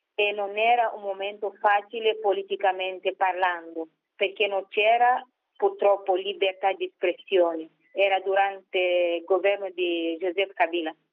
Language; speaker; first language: Italian; non-native, fluent; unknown